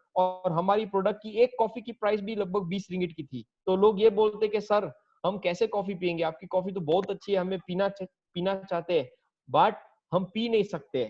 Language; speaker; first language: Hindi; native; Hindi